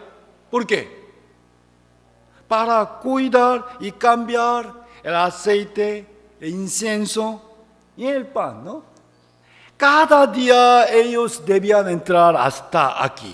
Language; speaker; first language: Spanish; non-native, fluent; Korean